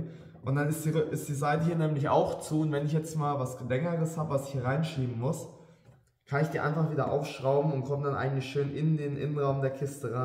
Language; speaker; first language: German; native; German